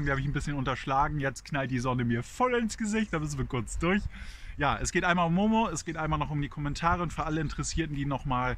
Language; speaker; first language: German; native; German